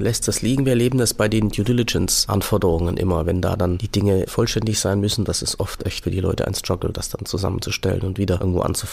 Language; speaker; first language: German; native; German